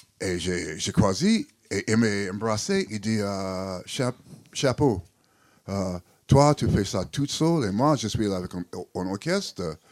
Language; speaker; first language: French; non-native, learner; English